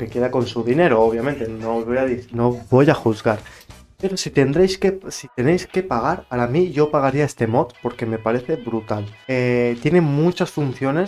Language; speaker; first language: Spanish; native; Spanish